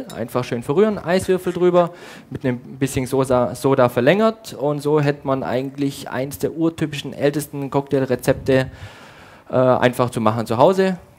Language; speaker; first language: German; native; German